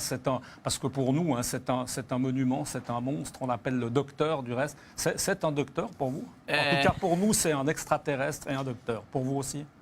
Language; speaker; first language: French; native; French